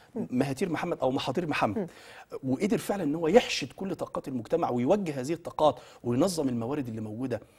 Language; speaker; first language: Arabic; native; Arabic